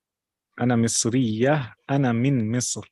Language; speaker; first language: Arabic; non-native, fluent; English